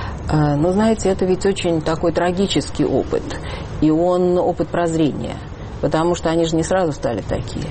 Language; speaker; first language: Russian; native; Russian